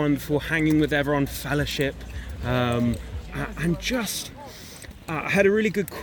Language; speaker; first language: English; native; English